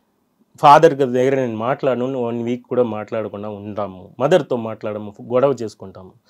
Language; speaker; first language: Telugu; non-native, local second language; Tamil